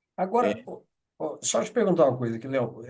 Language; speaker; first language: Portuguese; native; Portuguese